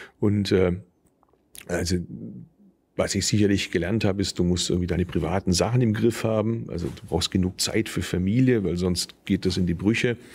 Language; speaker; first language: German; early bilingual, other home language; Turkish